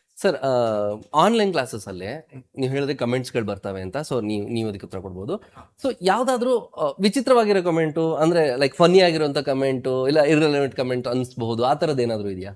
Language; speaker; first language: Kannada; native; Kannada